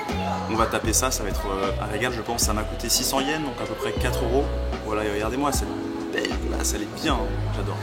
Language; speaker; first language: French; native; French